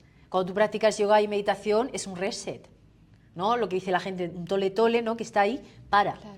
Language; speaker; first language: Spanish; native; Spanish